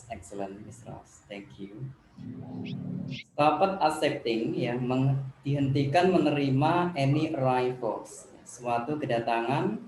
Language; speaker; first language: English; non-native, learner; Indonesian